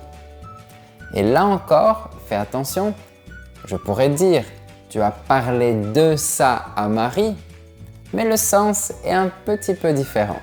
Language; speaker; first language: French; native; French